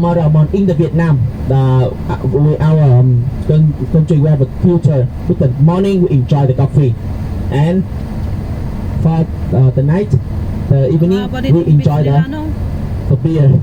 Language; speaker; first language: English; non-native, learner; Vietnamese